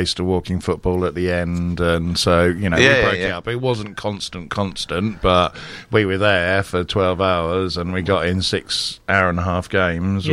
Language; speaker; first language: English; native; English